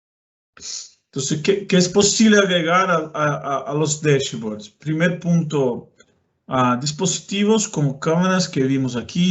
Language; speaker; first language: Spanish; non-native, fluent; Portuguese